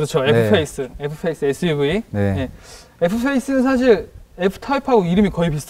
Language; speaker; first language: Korean; native; Korean